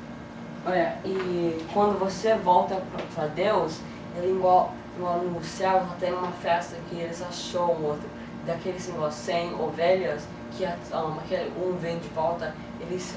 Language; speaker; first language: Portuguese; early bilingual, heritage; English